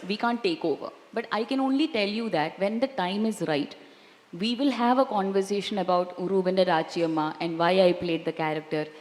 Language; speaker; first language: English; non-native, local second language; Malayalam